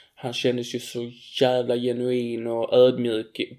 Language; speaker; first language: Swedish; native; Swedish